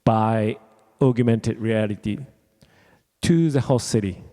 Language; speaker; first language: English; non-native, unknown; Japanese